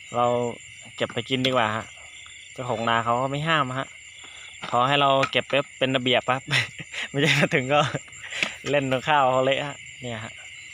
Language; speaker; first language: Thai; native; Thai